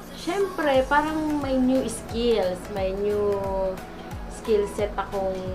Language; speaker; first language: Filipino; non-native, local second language; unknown